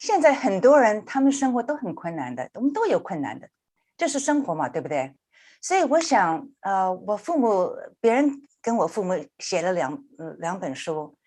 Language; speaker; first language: Chinese; early bilingual, heritage; Chinese